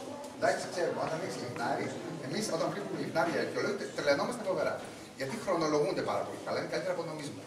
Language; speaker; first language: Greek; native; Greek